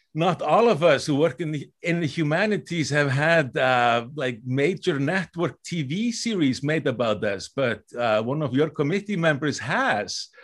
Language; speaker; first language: English; non-native, fluent; Icelandic